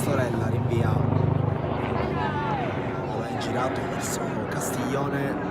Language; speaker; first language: Italian; native; Italian